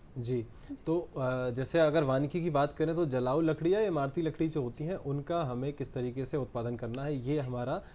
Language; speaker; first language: Hindi; native; Hindi